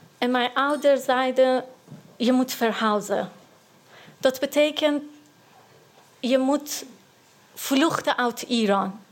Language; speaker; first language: Dutch; non-native, learner; Persian